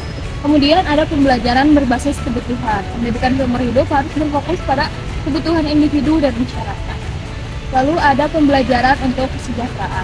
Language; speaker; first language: Indonesian; native; Indonesian